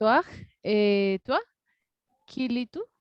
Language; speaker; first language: French; non-native, learner; Spanish